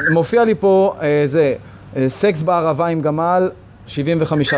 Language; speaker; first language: Hebrew; native; Hebrew